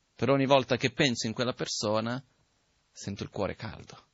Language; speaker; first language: Italian; non-native, fluent; Portuguese